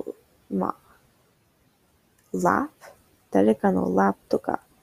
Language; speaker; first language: Japanese; non-native, learner; English